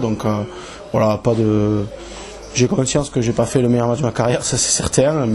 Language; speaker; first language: French; native; French